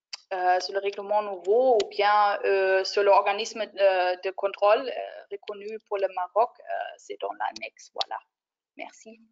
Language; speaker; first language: French; non-native, fluent; German